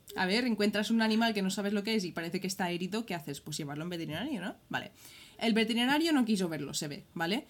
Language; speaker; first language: Spanish; early bilingual, other home language; English